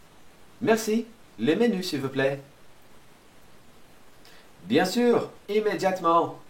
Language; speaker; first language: French; non-native, fluent; Portuguese